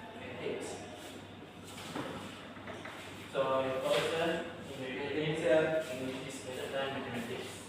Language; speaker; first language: English; non-native, learner; Indonesian